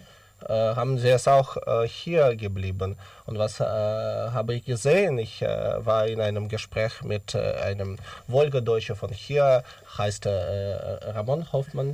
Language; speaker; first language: German; non-native, learner; Russian